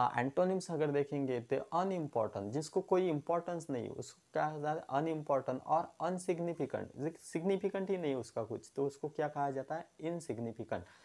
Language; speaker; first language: Hindi; non-native, local second language; Marathi